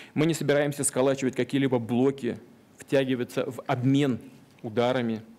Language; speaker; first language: Russian; native; Russian